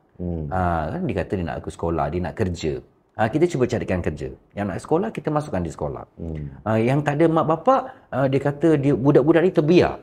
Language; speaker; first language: Malay; non-native, local second language; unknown